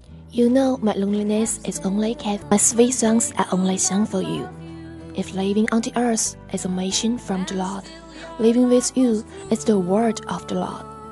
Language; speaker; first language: English; non-native, fluent; Chinese